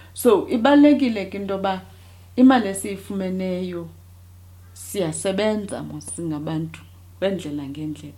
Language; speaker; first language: Xhosa; native; Xhosa